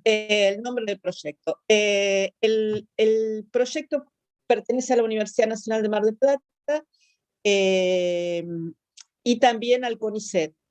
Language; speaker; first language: Spanish; native; Spanish